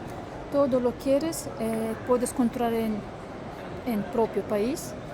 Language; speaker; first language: Spanish; non-native, learner; Turkmen